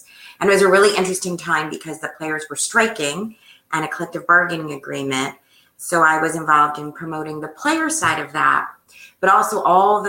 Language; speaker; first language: English; native; English